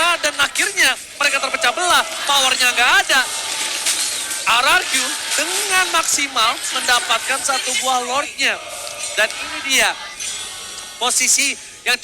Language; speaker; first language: Indonesian; native; Indonesian